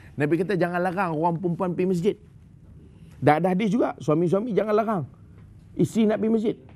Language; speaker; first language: Malay; native; Malay